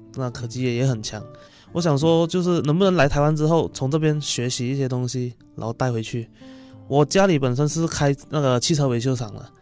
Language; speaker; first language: Chinese; native; Chinese